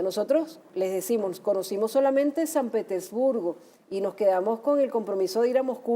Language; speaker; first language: Spanish; native; Spanish